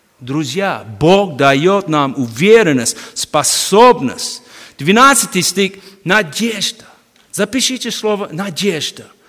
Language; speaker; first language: Russian; non-native, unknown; English